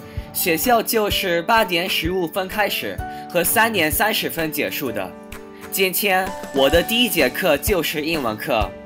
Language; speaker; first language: Chinese; non-native, fluent; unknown